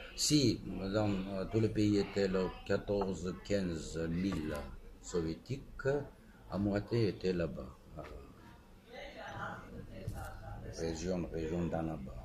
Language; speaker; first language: French; non-native, fluent; Armenian